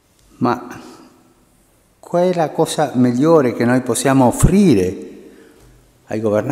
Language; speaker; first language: Italian; non-native, local second language; Spanish